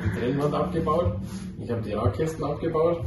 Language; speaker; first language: German; native; German